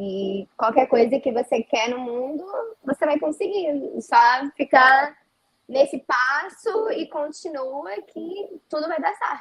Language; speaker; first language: Portuguese; early bilingual, heritage; Portuguese